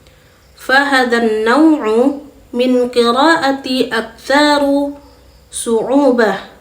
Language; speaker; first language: Arabic; non-native, fluent; Indonesian